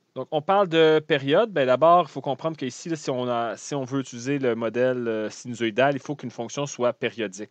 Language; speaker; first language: French; native; French